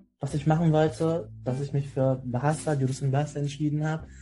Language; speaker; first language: German; non-native, fluent; Indonesian